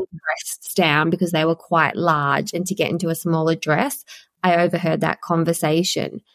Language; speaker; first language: English; native; English